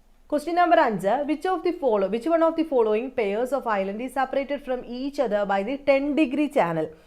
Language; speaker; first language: English; non-native, local second language; Malayalam